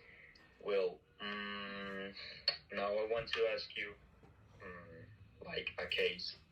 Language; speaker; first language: English; non-native, fluent; Spanish